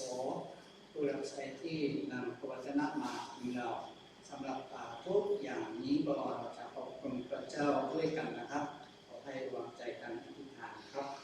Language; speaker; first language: Thai; non-native, local second language; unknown